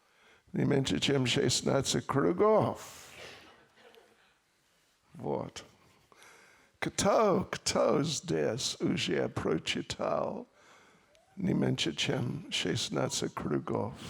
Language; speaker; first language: Russian; non-native, learner; English